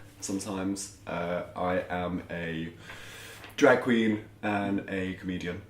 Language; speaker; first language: English; native; English